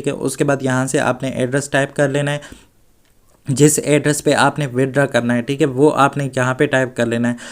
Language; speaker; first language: Urdu; non-native, local second language; Punjabi